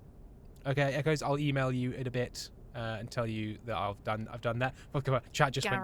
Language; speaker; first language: English; native; English